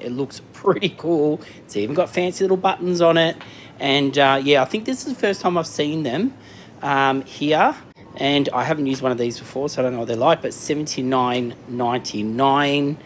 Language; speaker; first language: English; native; English